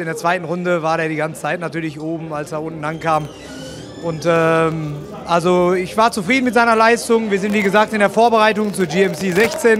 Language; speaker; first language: German; native; German